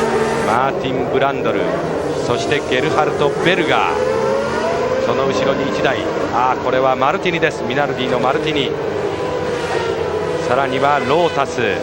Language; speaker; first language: Japanese; native; Japanese